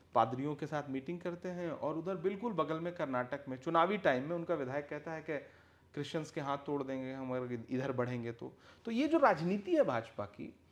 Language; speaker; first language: Hindi; native; Hindi